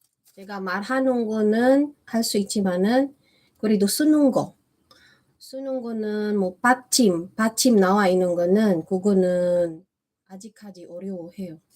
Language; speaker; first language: Korean; non-native, fluent; Filipino